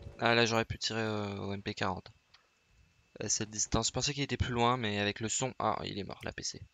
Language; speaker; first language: French; native; French